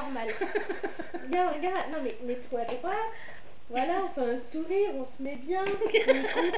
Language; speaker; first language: French; native; French